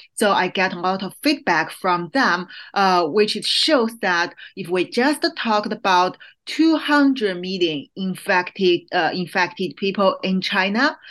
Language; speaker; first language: English; non-native, fluent; Chinese